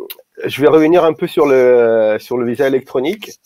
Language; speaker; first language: French; non-native, fluent; Russian